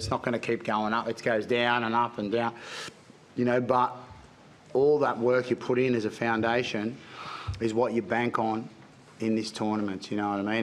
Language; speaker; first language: English; native; English